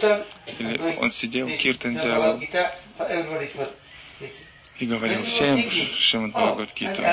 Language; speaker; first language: Russian; non-native, learner; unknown